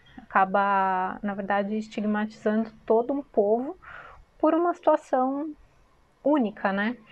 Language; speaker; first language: Portuguese; native; Portuguese